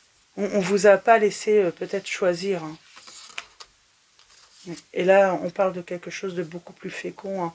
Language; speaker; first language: French; native; French